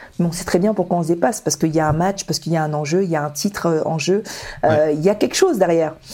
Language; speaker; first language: French; early bilingual, other home language; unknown